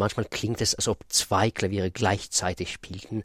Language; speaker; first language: German; non-native, fluent; Russian